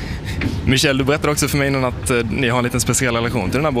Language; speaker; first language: Swedish; native; Swedish